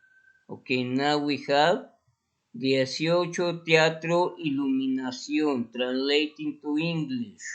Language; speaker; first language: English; non-native, fluent; Spanish